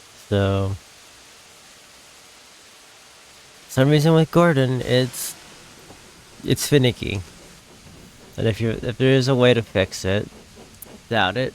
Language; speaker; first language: English; native; English